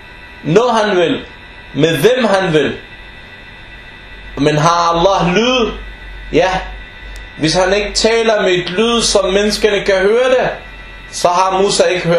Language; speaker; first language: Danish; non-native, fluent; Arabic